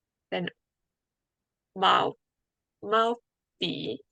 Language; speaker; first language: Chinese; non-native, learner; English